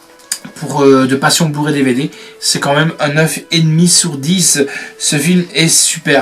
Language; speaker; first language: French; native; French